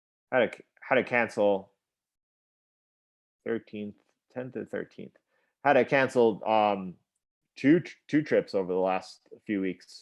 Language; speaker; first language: English; native; English